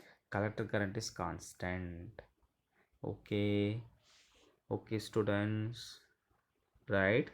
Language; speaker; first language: English; non-native, local second language; Tamil